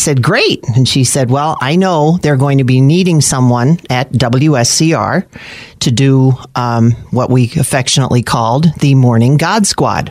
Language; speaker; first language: English; native; English